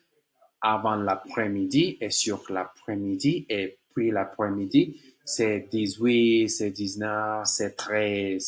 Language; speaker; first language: French; non-native, learner; Spanish